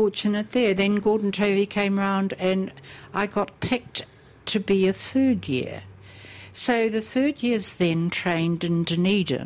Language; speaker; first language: English; native; English